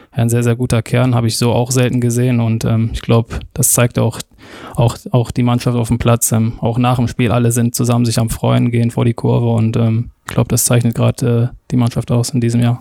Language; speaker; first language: German; native; German